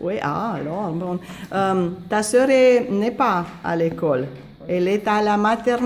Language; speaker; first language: French; non-native, fluent; Romanian